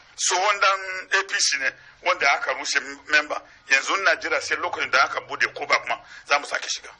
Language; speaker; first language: Hausa; non-native, local second language; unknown